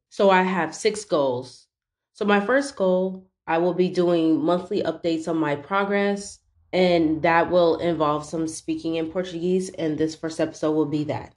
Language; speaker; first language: English; native; English